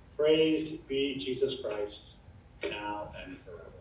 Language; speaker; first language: English; native; English